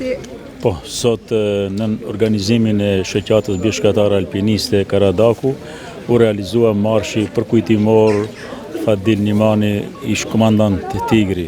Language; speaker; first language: Albanian; native; Albanian